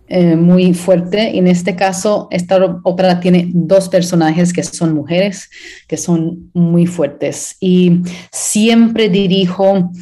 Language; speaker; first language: Spanish; early bilingual, heritage; Spanish